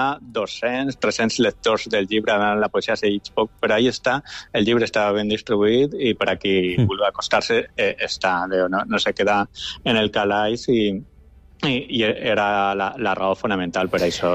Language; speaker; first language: Catalan; non-native, local second language; Spanish